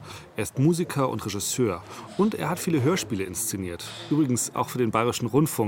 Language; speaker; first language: German; native; German